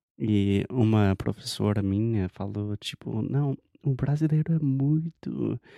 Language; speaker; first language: Portuguese; non-native, fluent; English